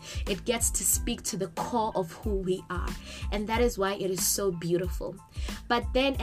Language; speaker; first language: English; non-native, local second language; Southern Sotho